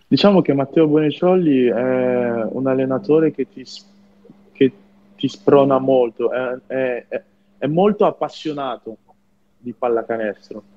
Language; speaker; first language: Italian; non-native, fluent; French